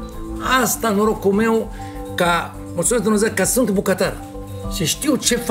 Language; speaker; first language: Romanian; non-native, fluent; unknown